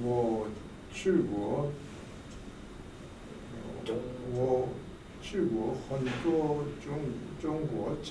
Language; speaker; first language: Chinese; non-native, learner; Korean